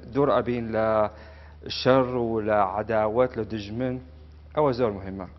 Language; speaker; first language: Central Kurdish; non-native, local second language; Aramaic